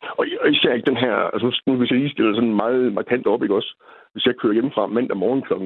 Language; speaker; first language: Danish; native; Danish